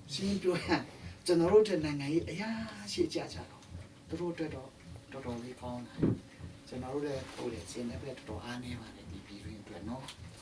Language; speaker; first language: Burmese; non-native, local second language; Tedim Chin